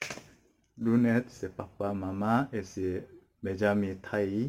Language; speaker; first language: French; non-native, learner; Korean